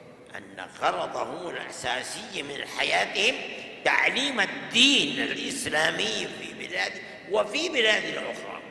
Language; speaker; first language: Arabic; non-native, fluent; Urdu